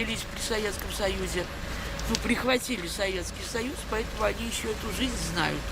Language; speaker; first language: Russian; native; Russian